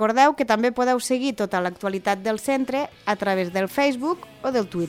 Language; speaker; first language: Catalan; native; Catalan